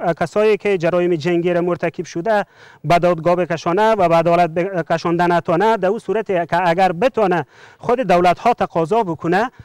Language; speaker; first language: Persian; native; Persian